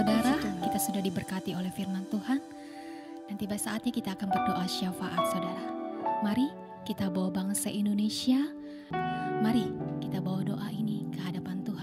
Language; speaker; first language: Indonesian; native; Indonesian